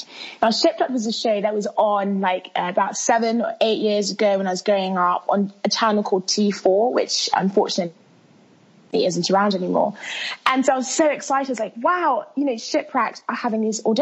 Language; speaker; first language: English; early bilingual, other home language; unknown